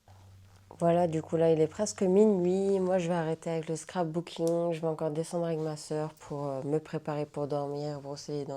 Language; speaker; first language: French; native; French